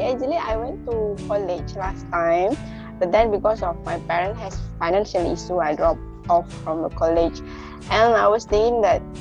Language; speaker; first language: English; non-native, local second language; Indonesian